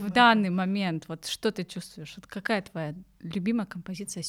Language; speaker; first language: Russian; native; Russian